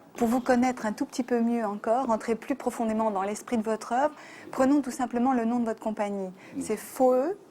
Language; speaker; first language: French; native; French